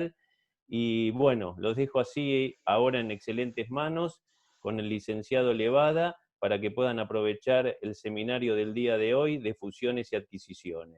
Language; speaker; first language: Spanish; native; Spanish